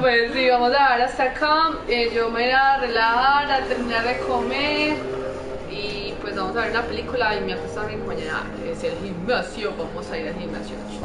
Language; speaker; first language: Spanish; native; Spanish